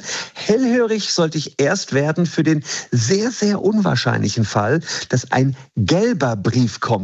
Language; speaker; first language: German; native; German